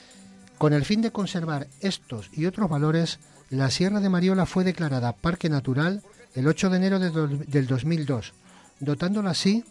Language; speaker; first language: Spanish; native; Spanish